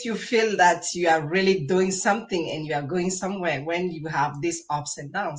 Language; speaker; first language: English; non-native, local second language; French